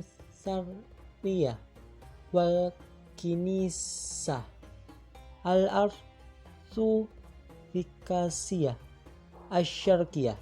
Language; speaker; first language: Arabic; non-native, learner; Indonesian